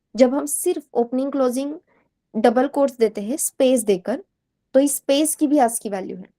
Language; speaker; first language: Hindi; non-native, local second language; Marathi